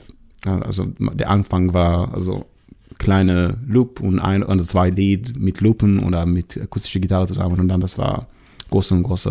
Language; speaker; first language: German; non-native, fluent; Hebrew